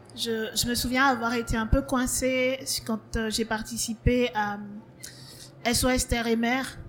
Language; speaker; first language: French; native; French